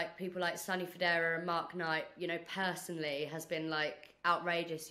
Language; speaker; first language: English; native; English